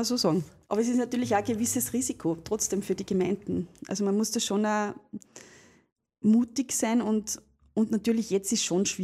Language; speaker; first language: German; native; German